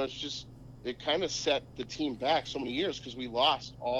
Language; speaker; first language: English; native; English